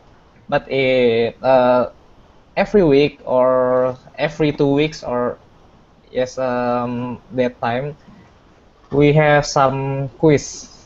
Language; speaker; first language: English; non-native, fluent; Indonesian